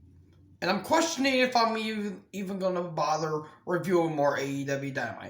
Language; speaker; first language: English; native; English